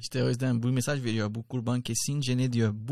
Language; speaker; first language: Turkish; non-native, fluent; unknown